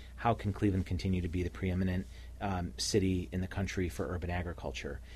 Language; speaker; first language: English; native; English